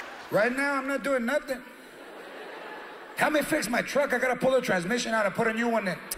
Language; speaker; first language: English; early bilingual, other home language; Spanish